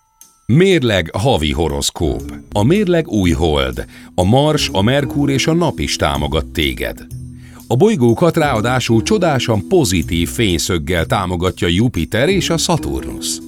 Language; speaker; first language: Hungarian; native; Hungarian